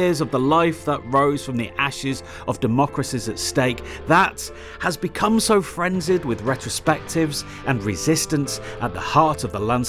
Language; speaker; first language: English; native; English